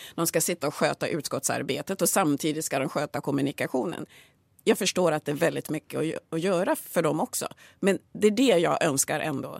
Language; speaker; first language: Swedish; early bilingual, other home language; Swahili